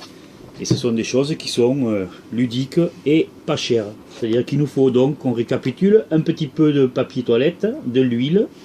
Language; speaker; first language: French; native; French